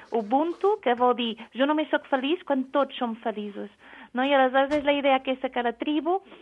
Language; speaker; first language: Catalan; non-native, fluent; Portuguese